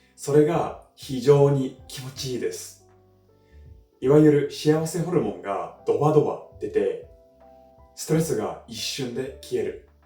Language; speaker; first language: Japanese; non-native, fluent; English